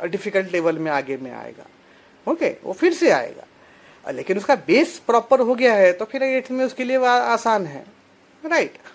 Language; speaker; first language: Hindi; non-native, local second language; Marathi